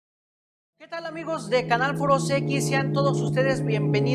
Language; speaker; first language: Spanish; native; Spanish